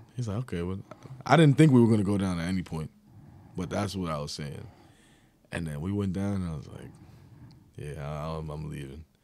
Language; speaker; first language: English; native; English